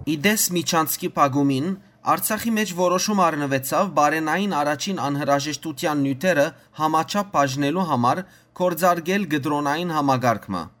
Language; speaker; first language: Armenian; native; Armenian